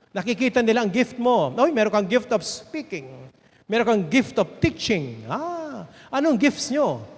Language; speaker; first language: Filipino; native; Filipino